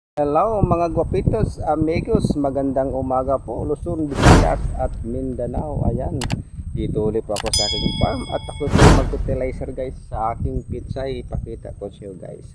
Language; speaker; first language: Filipino; non-native, local second language; Waray